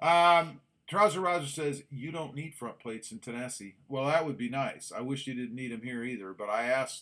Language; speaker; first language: English; native; English